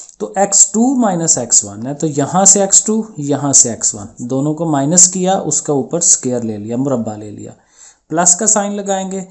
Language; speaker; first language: Urdu; non-native, local second language; Punjabi